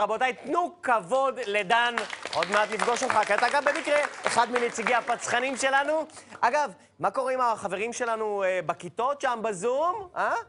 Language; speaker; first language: Hebrew; native; Hebrew